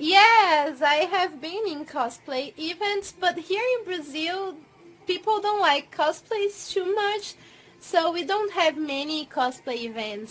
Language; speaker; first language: English; non-native, fluent; Portuguese